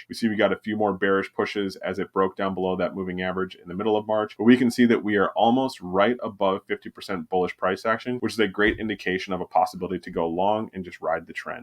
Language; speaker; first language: English; native; English